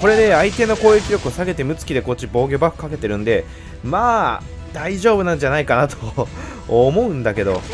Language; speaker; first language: Japanese; native; Japanese